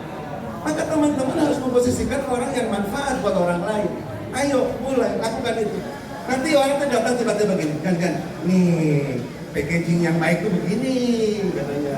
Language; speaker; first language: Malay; non-native, local second language; Sundanese